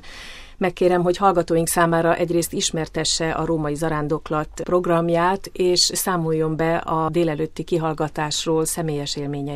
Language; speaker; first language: Hungarian; native; Hungarian